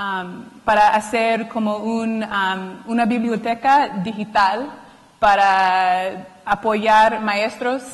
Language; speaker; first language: Spanish; non-native, fluent; English